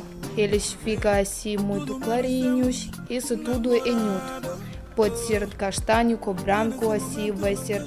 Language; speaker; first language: Portuguese; non-native, learner; Russian